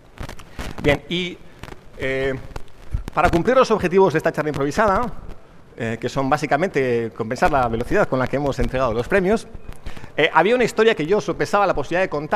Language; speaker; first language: Spanish; native; Spanish